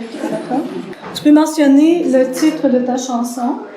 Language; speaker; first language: French; native; French